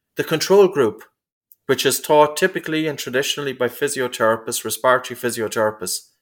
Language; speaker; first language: English; native; English